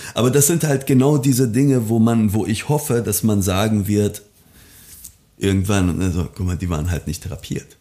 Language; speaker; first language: German; early bilingual, other home language; Persian